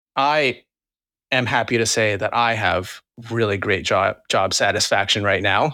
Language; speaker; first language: English; native; English